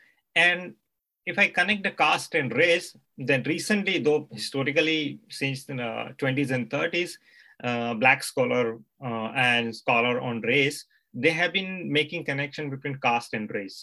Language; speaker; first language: English; non-native, local second language; Gujarati